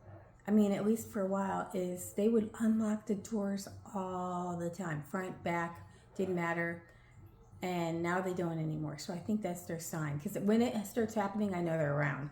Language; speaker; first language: English; native; English